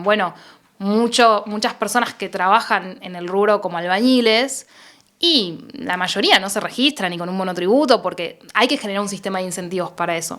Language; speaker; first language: Spanish; native; Spanish